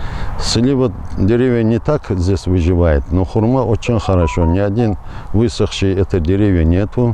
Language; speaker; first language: Russian; non-native, local second language; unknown